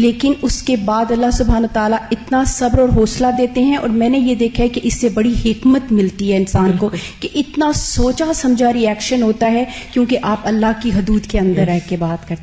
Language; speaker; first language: Urdu; native; Urdu